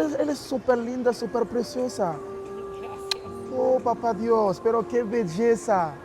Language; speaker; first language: Spanish; non-native, learner; Haitian Creole